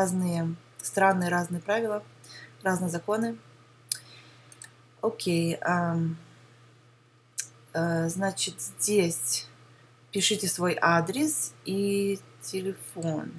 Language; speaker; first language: Russian; early bilingual, heritage; Russian